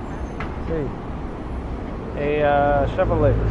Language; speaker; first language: Portuguese; non-native, learner; English